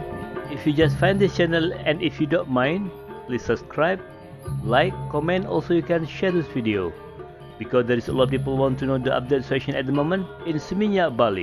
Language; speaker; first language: English; non-native, fluent; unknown